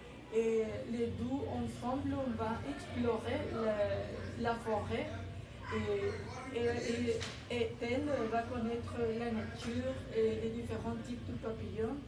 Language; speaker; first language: French; non-native, learner; Spanish